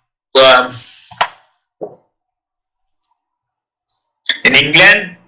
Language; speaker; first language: English; non-native, learner; Telugu